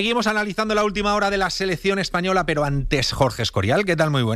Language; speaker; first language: Spanish; native; Spanish